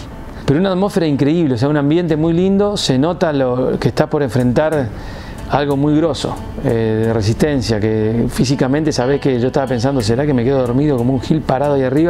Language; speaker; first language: Spanish; native; Spanish